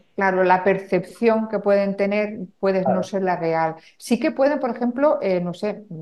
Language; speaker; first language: Spanish; native; Spanish